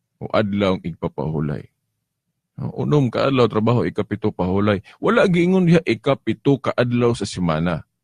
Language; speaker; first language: Cebuano; native; Cebuano